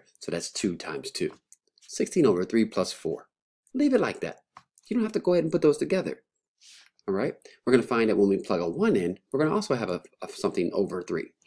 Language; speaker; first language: English; native; English